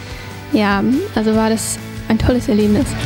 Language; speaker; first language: German; non-native, fluent; English